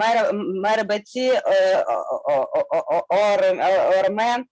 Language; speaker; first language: Hindi; non-native, learner; Russian